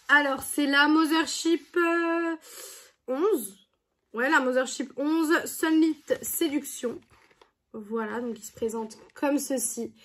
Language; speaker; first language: French; native; French